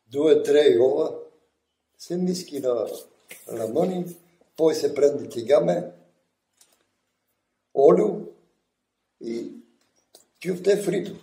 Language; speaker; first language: Italian; non-native, learner; Bulgarian